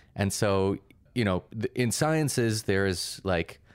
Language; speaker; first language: English; early bilingual, other home language; Russian